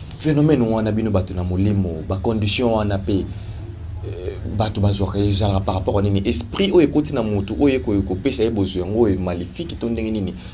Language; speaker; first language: Lingala; native; Lingala